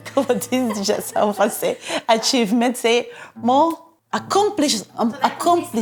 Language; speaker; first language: French; non-native, fluent; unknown